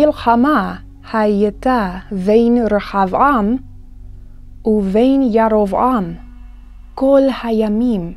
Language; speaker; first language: Hebrew; non-native, fluent; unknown